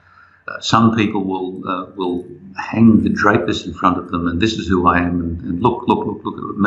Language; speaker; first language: English; native; English